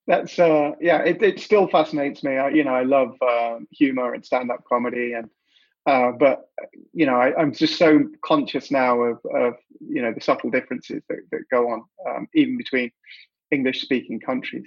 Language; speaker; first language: English; native; English